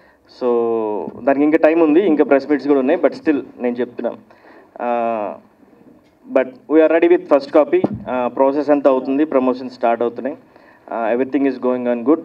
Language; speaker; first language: Telugu; native; Telugu